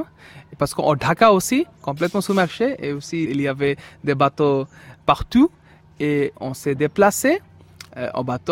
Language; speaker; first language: French; non-native, fluent; Bangla